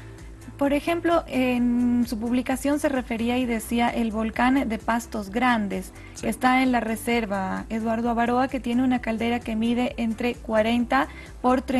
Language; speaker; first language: Spanish; native; Spanish